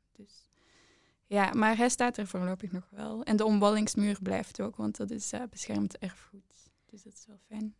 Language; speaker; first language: Dutch; native; Dutch